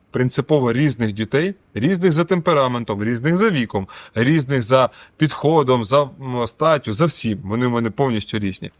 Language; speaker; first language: Ukrainian; non-native, local second language; Russian